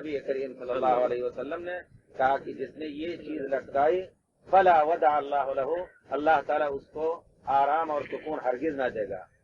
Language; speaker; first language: Urdu; native; Urdu